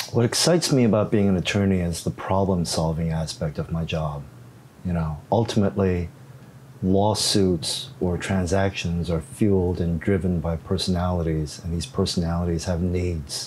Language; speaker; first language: English; non-native, fluent; Korean